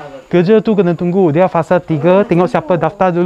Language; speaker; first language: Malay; non-native, local second language; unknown